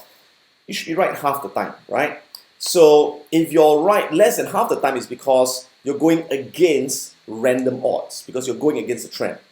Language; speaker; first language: English; native; English